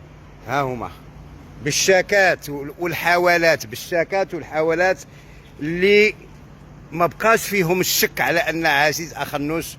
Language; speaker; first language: Arabic; native; Arabic